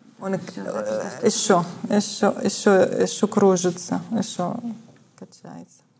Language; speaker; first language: Russian; non-native, fluent; Arabic